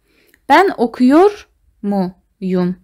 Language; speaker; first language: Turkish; non-native, fluent; Kazakh